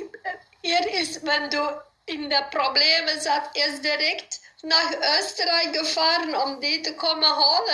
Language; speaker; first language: German; non-native, learner; Dutch